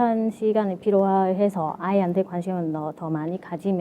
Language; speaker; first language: Korean; non-native, fluent; Vietnamese